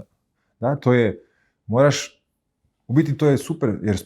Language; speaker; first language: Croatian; early bilingual, heritage; Croatian